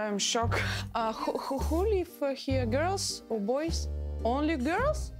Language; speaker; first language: English; non-native, learner; Russian